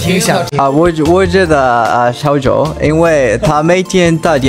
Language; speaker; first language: Chinese; non-native, learner; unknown